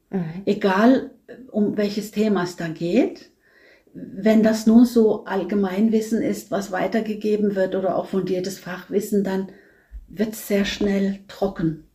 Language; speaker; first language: German; non-native, fluent; Norwegian